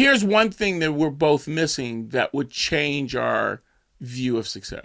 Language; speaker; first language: English; native; English